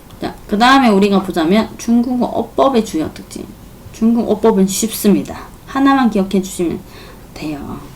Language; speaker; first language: Korean; non-native, fluent; Chinese